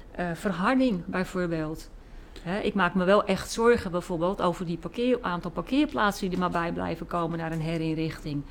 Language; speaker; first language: Dutch; native; Dutch